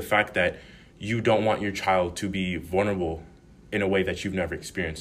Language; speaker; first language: English; native; English